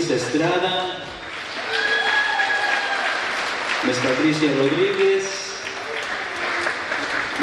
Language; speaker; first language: Spanish; native; Spanish